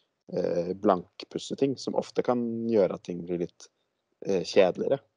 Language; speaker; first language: Norwegian; native; Norwegian